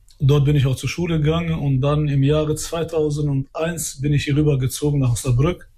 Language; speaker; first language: German; early bilingual, other home language; Albanian